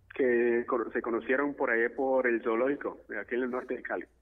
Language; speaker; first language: Spanish; non-native, fluent; English